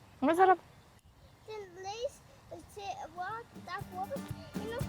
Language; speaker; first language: Ukrainian; native; Ukrainian